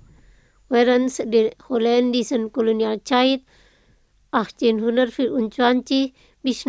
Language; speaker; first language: German; non-native, fluent; Indonesian